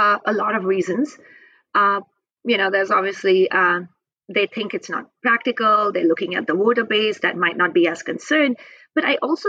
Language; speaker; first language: English; non-native, local second language; Hindi